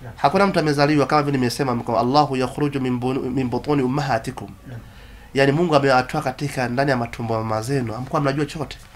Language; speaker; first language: Swahili; non-native, local second language; Somali